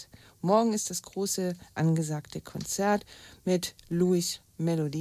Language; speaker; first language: German; native; German